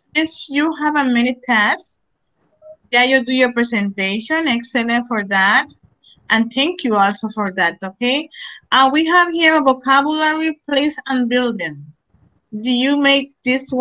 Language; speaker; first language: English; non-native, learner; Spanish